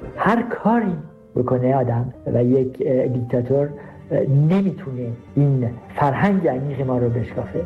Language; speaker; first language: Persian; native; Persian